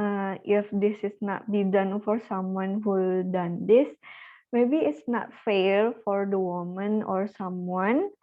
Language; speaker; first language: English; non-native, learner; Indonesian